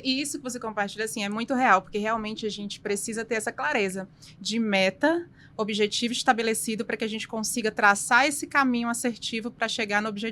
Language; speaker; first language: Portuguese; native; Portuguese